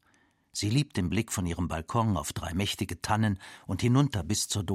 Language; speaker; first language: German; native; German